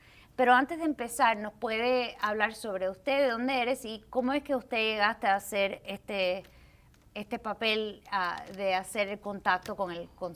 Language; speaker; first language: Spanish; early bilingual, heritage; Spanish